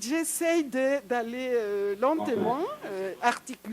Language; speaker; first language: French; non-native, fluent; Spanish